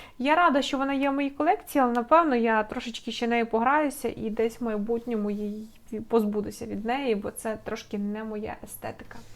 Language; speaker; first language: Ukrainian; non-native, local second language; Russian